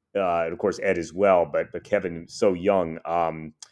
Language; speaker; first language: English; native; English